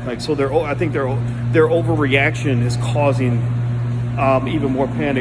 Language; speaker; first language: English; native; English